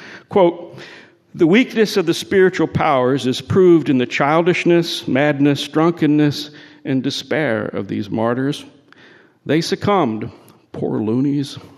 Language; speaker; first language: English; native; English